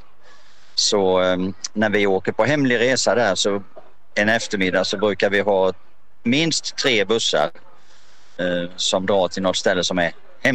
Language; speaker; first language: Swedish; native; Swedish